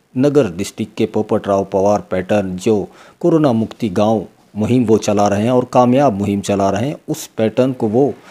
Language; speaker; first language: Hindi; non-native, local second language; Urdu